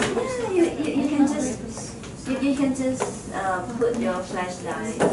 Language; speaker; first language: English; non-native, fluent; Thai